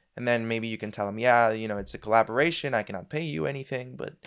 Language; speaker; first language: English; non-native, fluent; Spanish